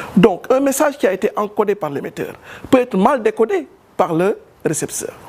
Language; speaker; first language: French; non-native, local second language; Wolof